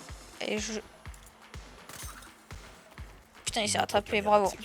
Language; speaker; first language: French; native; French